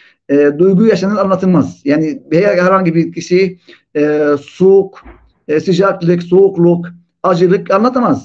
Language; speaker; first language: Turkish; non-native, fluent; Arabic